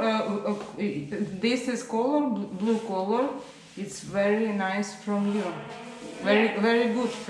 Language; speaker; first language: English; non-native, learner; Russian